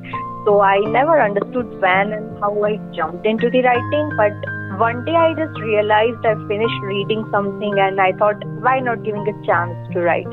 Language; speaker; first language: English; non-native, local second language; Gujarati